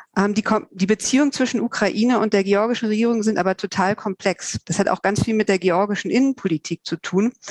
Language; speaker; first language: German; non-native, fluent; Russian